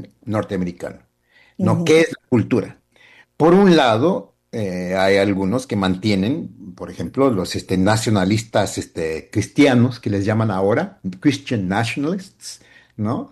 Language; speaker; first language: Spanish; early bilingual, heritage; Spanish